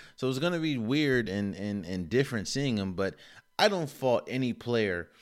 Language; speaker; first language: English; native; English